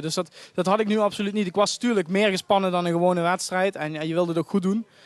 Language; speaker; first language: Dutch; native; Dutch